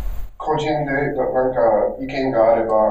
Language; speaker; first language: Japanese; non-native, learner; English